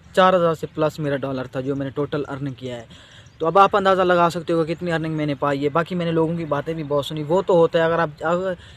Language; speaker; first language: Urdu; non-native, local second language; Saraiki